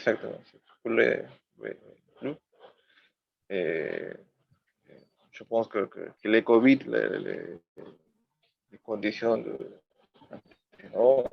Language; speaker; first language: French; non-native, learner; Spanish